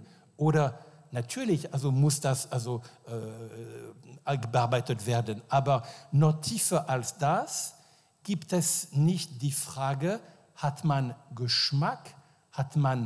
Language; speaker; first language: German; non-native, fluent; French